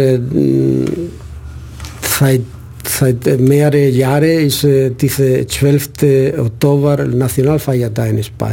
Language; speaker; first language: German; non-native, fluent; Spanish